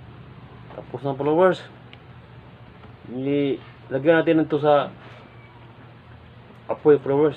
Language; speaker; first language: Filipino; non-native, local second language; Cebuano